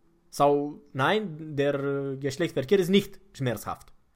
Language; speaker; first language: German; non-native, fluent; Romanian